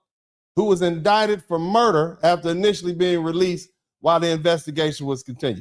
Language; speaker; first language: English; native; English